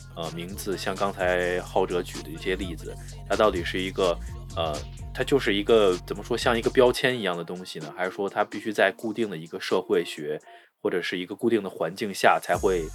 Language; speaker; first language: Chinese; native; Chinese